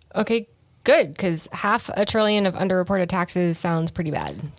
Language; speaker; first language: English; native; English